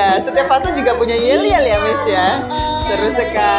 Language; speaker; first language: Indonesian; native; Indonesian